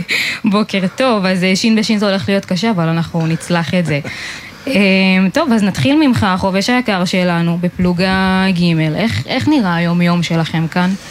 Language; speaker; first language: Hebrew; native; Hebrew